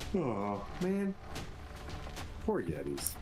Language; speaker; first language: English; native; English